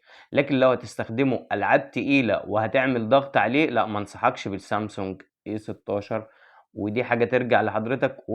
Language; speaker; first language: Arabic; native; Arabic